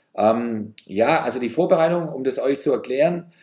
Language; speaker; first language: German; native; German